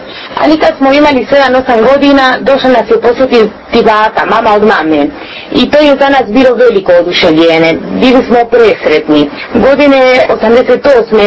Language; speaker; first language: Croatian; early bilingual, heritage; Croatian